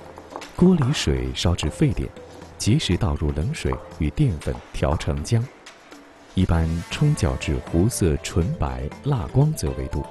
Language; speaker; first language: Chinese; native; Chinese